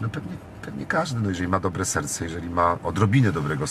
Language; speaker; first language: Polish; native; Polish